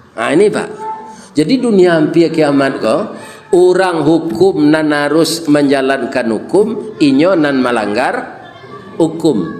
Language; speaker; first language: Malay; non-native, local second language; Minangkabau